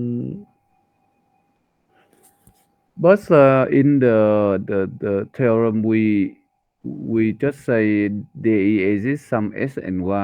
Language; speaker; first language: English; non-native, learner; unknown